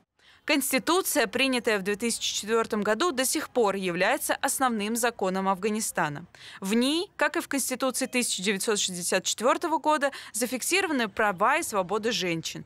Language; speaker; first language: Russian; native; Russian